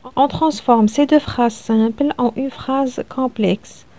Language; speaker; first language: French; non-native, local second language; Arabic